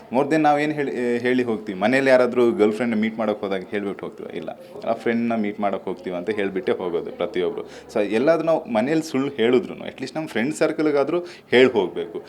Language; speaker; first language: Kannada; non-native, local second language; Tulu